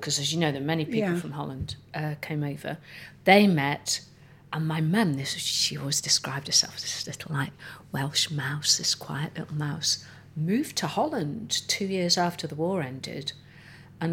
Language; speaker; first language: English; native; English